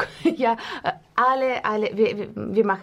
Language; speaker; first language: German; non-native, fluent; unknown